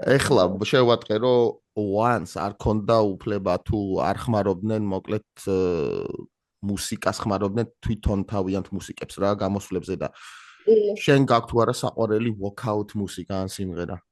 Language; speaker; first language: Georgian; native; Georgian